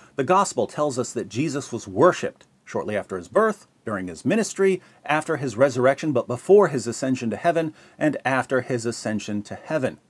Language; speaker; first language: English; native; English